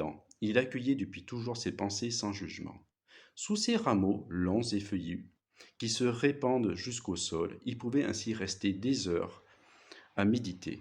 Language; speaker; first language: French; native; French